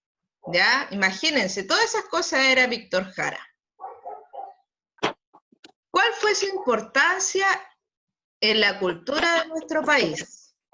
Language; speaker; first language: Spanish; native; Spanish